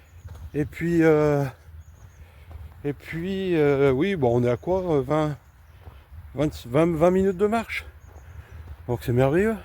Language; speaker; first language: French; native; French